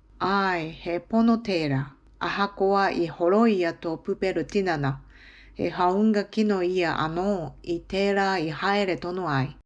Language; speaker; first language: Māori; non-native, learner; Japanese